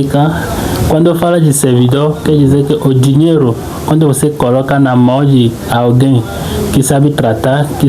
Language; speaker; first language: Portuguese; non-native, fluent; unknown